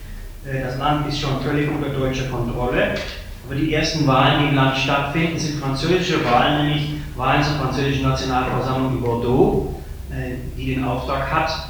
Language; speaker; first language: German; native; German